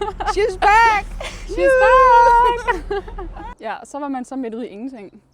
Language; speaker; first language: Danish; native; Danish